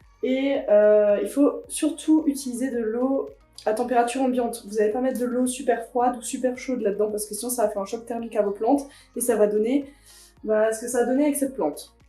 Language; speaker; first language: French; native; French